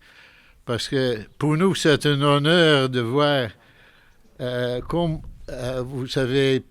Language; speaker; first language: French; non-native, fluent; Dutch